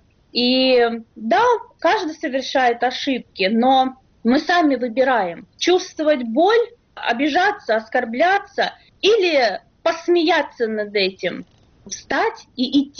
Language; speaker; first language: Russian; native; Russian